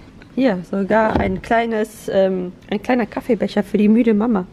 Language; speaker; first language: German; native; German